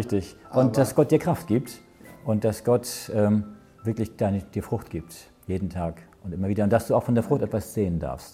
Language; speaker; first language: German; native; German